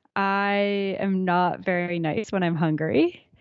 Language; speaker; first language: English; native; English